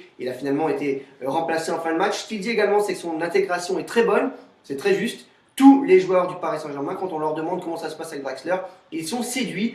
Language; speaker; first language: French; native; French